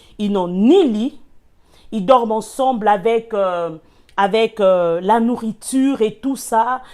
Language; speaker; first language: French; non-native, local second language; Lingala